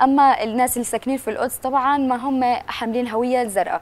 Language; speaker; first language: Arabic; native; Arabic